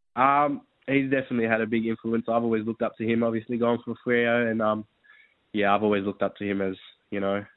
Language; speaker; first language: English; native; English